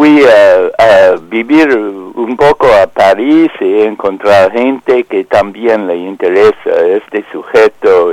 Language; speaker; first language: Spanish; non-native, fluent; English